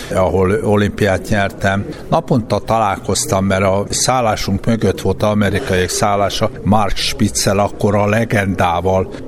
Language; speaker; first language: Hungarian; native; Hungarian